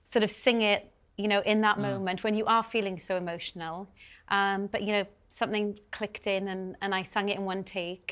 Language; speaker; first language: English; native; English